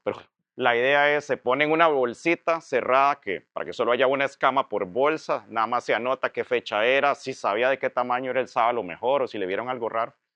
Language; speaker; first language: Spanish; native; Spanish